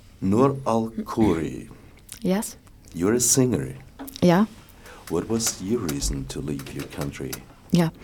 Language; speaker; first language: English; non-native, fluent; German